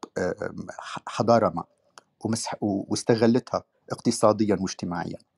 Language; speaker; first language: Arabic; native; Arabic